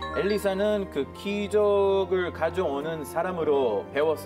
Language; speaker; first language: Korean; non-native, fluent; Hebrew